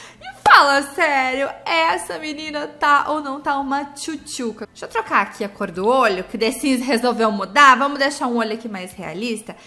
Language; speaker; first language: Portuguese; native; Portuguese